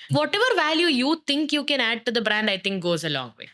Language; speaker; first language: English; non-native, local second language; Malayalam